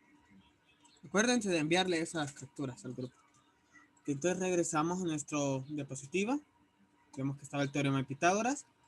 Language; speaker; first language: Spanish; native; Spanish